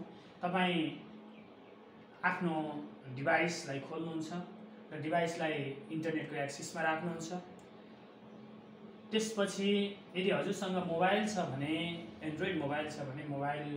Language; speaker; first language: Nepali; native; Nepali